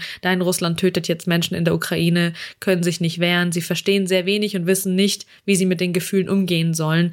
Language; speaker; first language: German; early bilingual, other home language; Russian